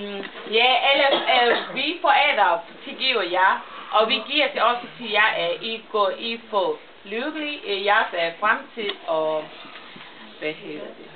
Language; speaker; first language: Danish; non-native, learner; Burmese